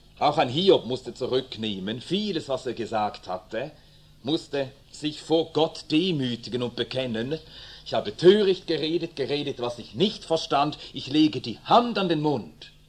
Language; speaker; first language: German; early bilingual, other home language; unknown